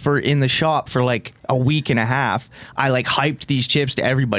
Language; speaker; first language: English; native; English